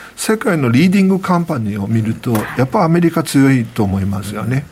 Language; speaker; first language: Japanese; non-native, fluent; Chinese